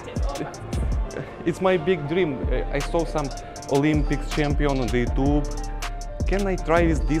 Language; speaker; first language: English; non-native, learner; Russian